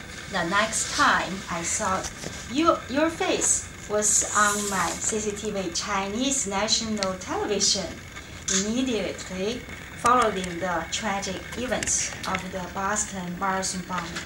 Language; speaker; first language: English; non-native, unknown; Chinese